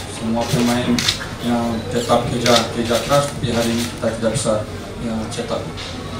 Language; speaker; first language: Indonesian; non-native, learner; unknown